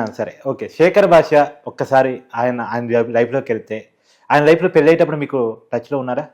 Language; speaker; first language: Telugu; native; Telugu